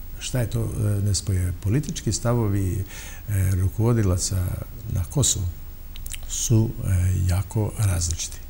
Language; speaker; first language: Bosnian; non-native, local second language; Albanian